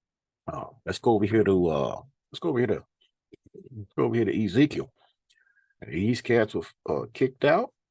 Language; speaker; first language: English; native; English